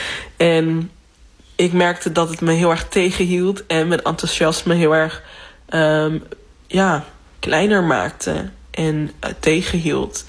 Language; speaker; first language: Dutch; native; Dutch